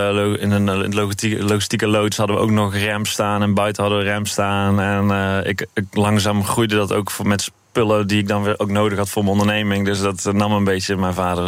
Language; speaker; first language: Dutch; native; Dutch